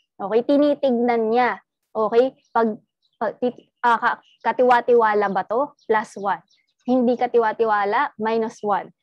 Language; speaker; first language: Filipino; non-native, local second language; Cebuano